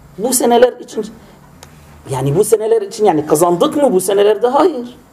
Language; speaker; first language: Turkish; non-native, fluent; Arabic